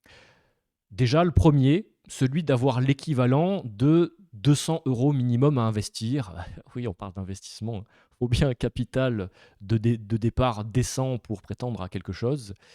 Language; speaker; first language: French; native; French